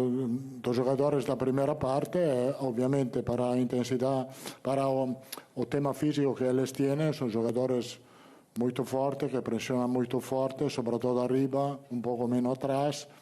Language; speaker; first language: Portuguese; non-native, learner; Italian